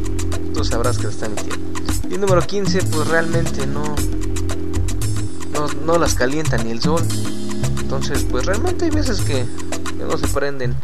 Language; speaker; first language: Spanish; native; Spanish